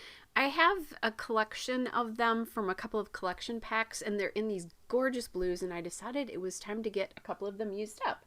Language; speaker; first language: English; native; English